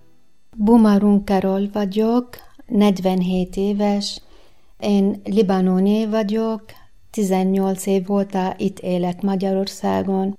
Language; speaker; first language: Hungarian; non-native, learner; Arabic